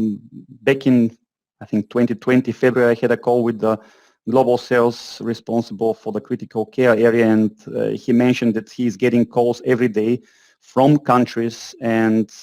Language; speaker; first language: English; non-native, fluent; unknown